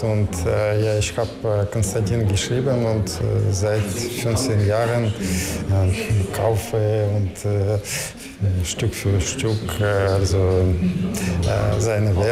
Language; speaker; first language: German; non-native, learner; Russian